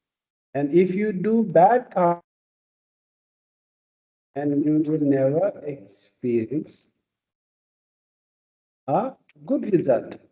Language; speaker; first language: English; non-native, fluent; Tibetan